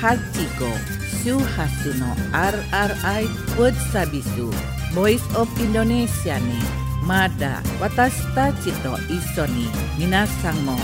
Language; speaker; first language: Japanese; non-native, learner; Indonesian